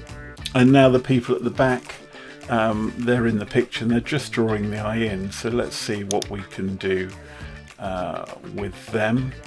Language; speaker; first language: English; native; English